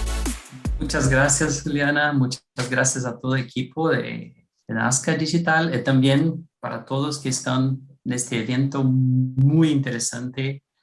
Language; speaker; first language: Spanish; non-native, fluent; Portuguese